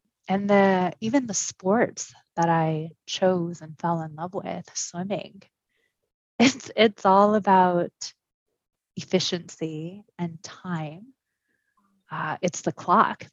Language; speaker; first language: English; early bilingual, other home language; Japanese